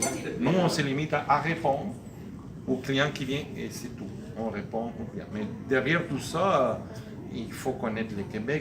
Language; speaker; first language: French; native; French